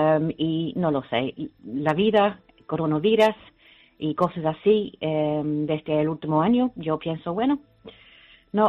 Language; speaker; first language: Spanish; non-native, learner; English